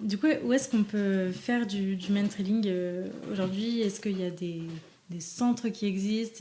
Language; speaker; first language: French; native; French